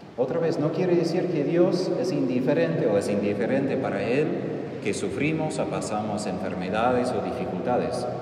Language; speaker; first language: Spanish; non-native, fluent; English